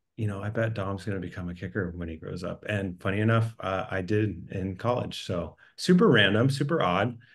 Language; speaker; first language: English; native; English